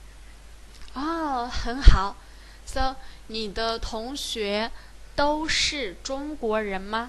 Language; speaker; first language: Chinese; native; Chinese